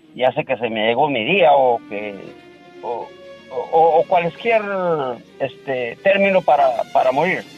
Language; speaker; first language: Spanish; native; Spanish